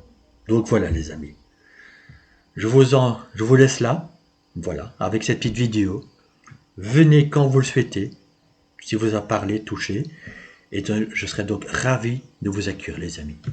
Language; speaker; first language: French; native; French